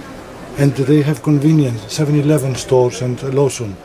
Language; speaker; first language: English; non-native, learner; Greek